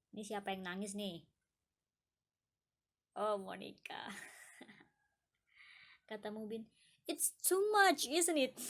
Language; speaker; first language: Indonesian; native; Indonesian